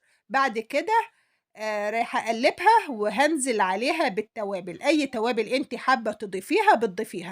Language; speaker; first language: Arabic; native; Arabic